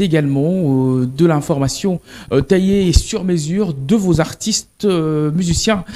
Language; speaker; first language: French; non-native, local second language; Lingala